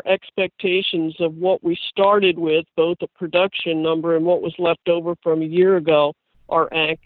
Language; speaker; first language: English; native; English